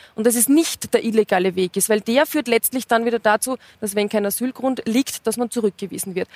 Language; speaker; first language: German; native; German